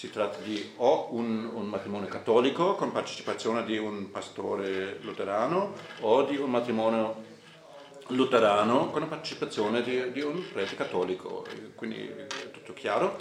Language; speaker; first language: Italian; non-native, fluent; German